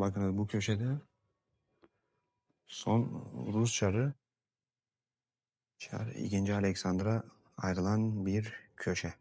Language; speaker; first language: Turkish; native; Turkish